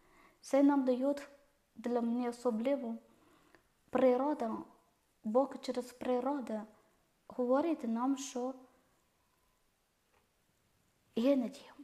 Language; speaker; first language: Ukrainian; non-native, learner; Malayalam